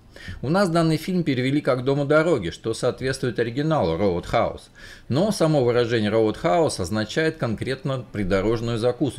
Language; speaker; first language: Russian; native; Russian